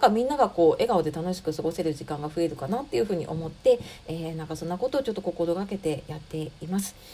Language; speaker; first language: Japanese; native; Japanese